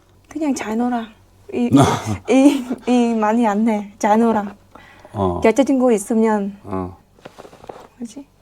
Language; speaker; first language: Korean; non-native, learner; Vietnamese